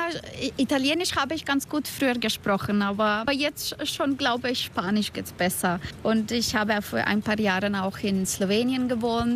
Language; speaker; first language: German; non-native, learner; Croatian